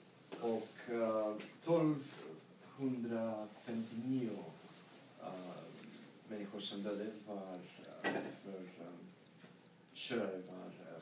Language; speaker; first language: Swedish; non-native, learner; English